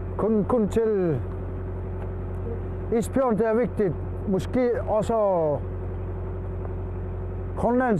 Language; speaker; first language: Danish; non-native, learner; Kalaallisut